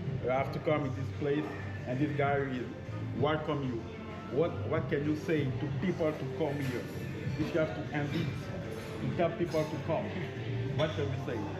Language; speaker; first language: English; non-native, learner; French